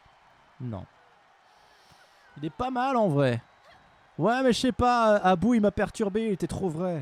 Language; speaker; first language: French; native; French